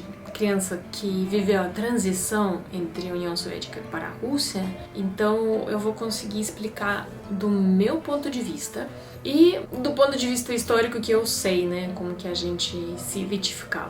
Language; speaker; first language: Portuguese; non-native, fluent; Russian